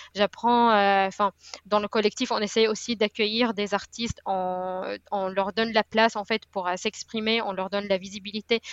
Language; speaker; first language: French; non-native, fluent; Arabic